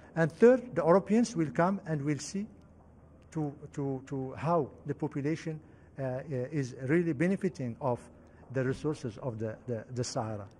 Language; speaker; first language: English; non-native, fluent; Arabic